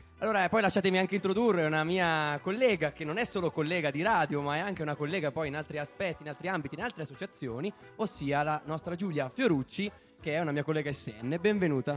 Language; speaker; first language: Italian; native; Italian